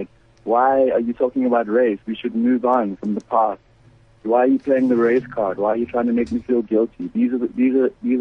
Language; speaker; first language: English; native; English